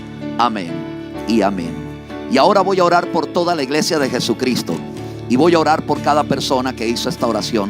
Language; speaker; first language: Spanish; native; Spanish